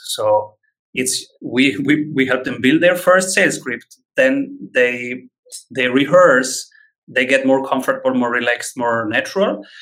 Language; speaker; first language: English; non-native, fluent; Italian